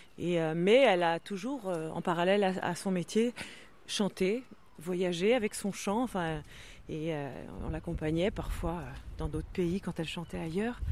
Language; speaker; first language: French; non-native, local second language; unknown